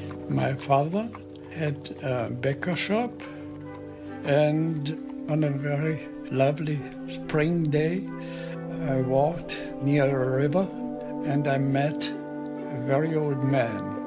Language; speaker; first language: English; non-native, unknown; German